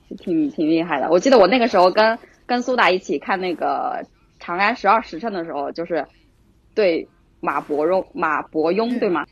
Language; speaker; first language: Chinese; native; Chinese